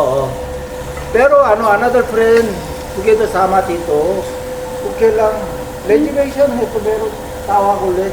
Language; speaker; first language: Filipino; non-native, learner; Korean